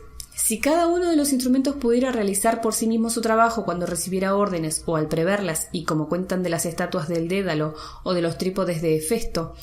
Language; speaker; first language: Spanish; native; Spanish